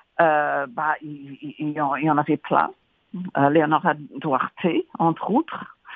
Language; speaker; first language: French; non-native, fluent; English